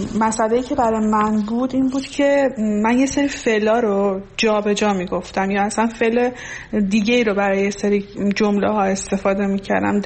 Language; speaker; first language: Persian; non-native, local second language; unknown